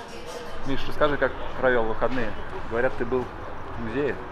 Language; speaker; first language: Russian; native; Russian